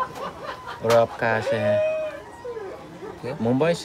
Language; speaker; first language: Hindi; non-native, learner; Dutch